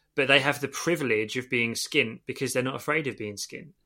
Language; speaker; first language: English; native; English